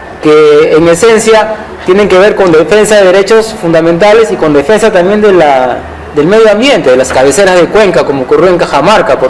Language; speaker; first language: Spanish; native; Spanish